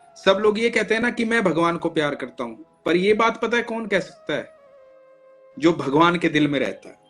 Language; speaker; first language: Hindi; native; Hindi